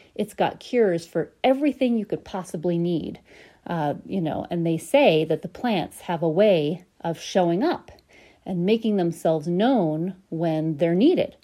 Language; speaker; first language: English; native; English